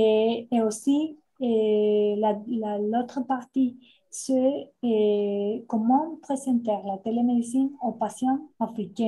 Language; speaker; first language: French; non-native, fluent; Spanish